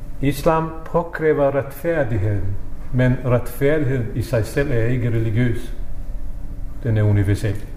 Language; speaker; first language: Danish; non-native, fluent; Bosnian